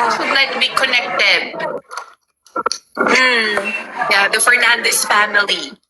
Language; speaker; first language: English; non-native, local second language; Filipino